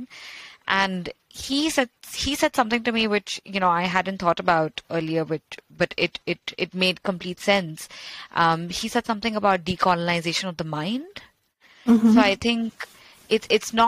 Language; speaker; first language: English; non-native, local second language; Bangla